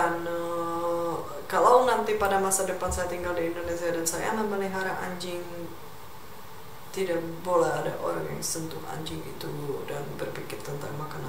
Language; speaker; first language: Indonesian; non-native, fluent; Czech